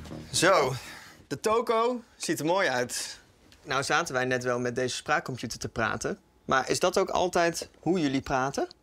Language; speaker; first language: Dutch; native; Dutch